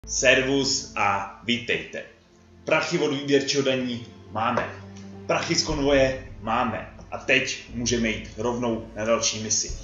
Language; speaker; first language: Czech; native; Czech